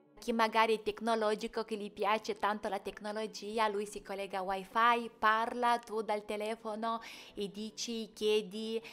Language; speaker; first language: Italian; non-native, fluent; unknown